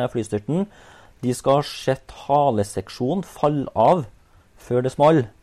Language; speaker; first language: Norwegian; native; Norwegian